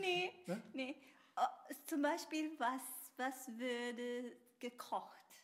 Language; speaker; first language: German; non-native, fluent; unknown